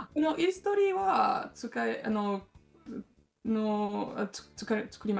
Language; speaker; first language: Japanese; non-native, learner; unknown